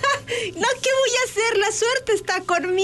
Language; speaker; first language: Spanish; native; Spanish